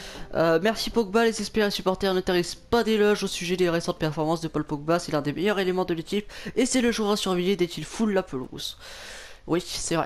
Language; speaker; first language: French; native; French